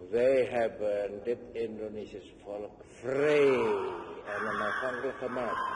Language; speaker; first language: Dutch; non-native, fluent; Indonesian